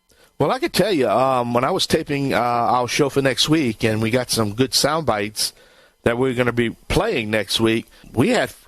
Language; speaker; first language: English; native; English